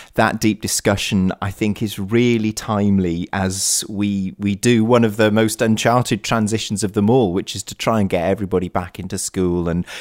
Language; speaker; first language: English; native; English